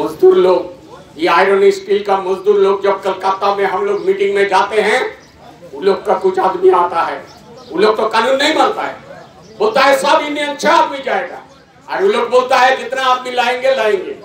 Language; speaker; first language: Hindi; non-native, local second language; Bangla